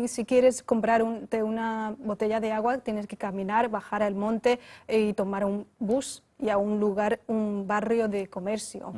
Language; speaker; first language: Spanish; non-native, fluent; Chinese